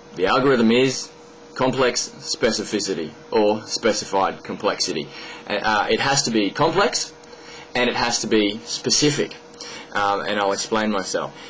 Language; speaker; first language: English; native; English